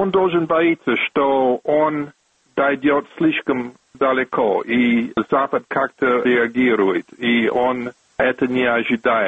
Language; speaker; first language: Russian; non-native, fluent; English